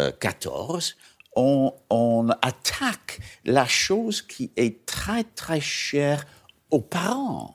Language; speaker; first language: French; non-native, learner; English